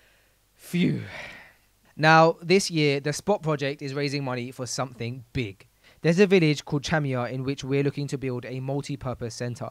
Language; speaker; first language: English; native; English